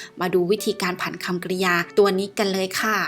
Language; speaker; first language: Thai; native; Thai